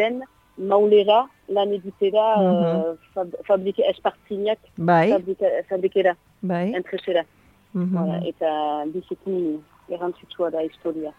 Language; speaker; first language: Basque; non-native, local second language; French